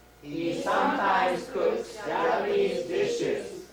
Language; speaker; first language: English; non-native, learner; Japanese